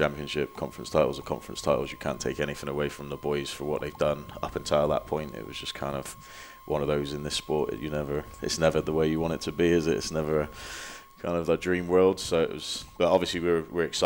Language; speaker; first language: English; native; English